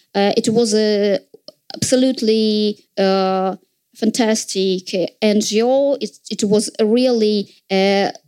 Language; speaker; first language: English; non-native, fluent; Russian